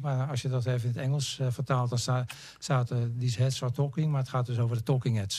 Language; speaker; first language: Dutch; native; Dutch